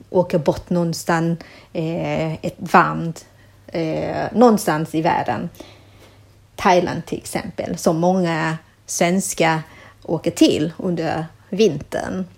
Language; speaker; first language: Swedish; non-native, fluent; Thai